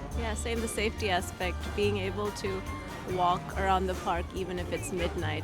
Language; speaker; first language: English; native; English